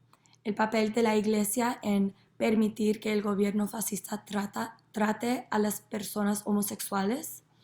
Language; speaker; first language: Spanish; non-native, learner; English